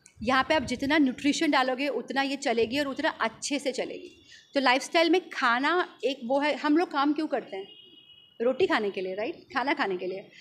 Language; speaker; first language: Hindi; native; Hindi